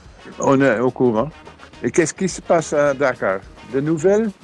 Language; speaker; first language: French; non-native, fluent; Dutch